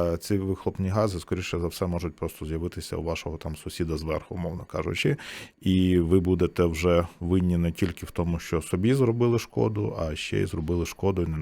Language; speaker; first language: Ukrainian; native; Ukrainian